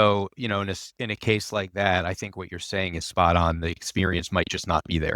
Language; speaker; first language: English; native; English